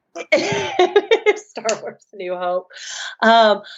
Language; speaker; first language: English; native; English